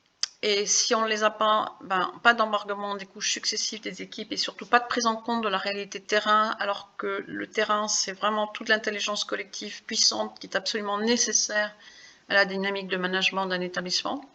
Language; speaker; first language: French; native; French